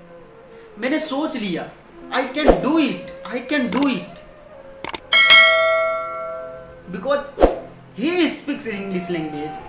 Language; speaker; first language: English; non-native, learner; Hindi